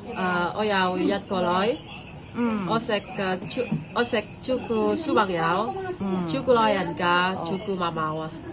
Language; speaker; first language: Cantonese; non-native, learner; Indonesian